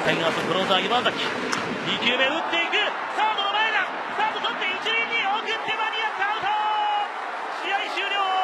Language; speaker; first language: Japanese; native; Japanese